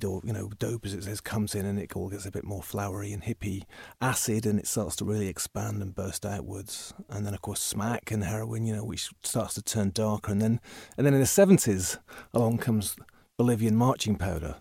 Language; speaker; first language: English; native; English